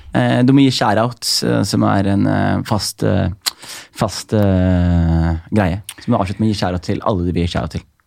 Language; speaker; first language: Norwegian; early bilingual, other home language; Somali